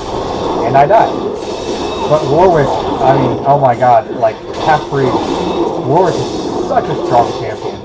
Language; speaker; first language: English; native; English